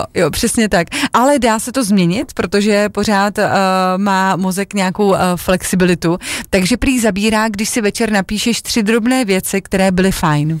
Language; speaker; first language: Czech; native; Czech